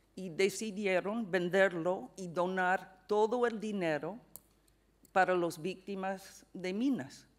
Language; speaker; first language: Spanish; non-native, fluent; English